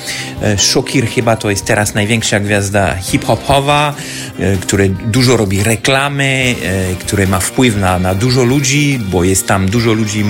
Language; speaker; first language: Polish; non-native, fluent; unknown